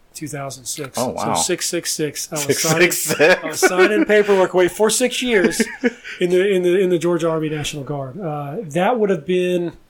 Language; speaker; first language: English; native; English